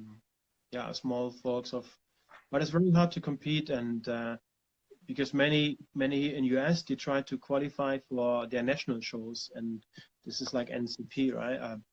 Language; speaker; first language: English; non-native, fluent; German